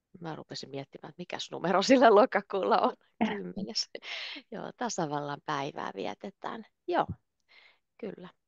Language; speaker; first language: Finnish; native; Finnish